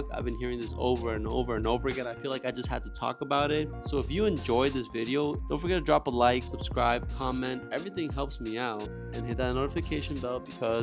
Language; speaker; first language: English; native; English